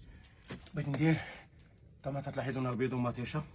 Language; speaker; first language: Arabic; native; Arabic